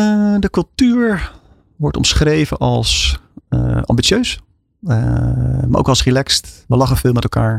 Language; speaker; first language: Dutch; native; Dutch